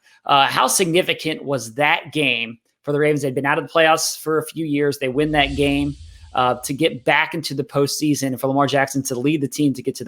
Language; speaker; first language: English; native; English